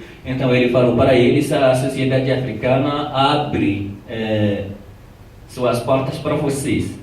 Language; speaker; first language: Portuguese; non-native, fluent; Tamasheq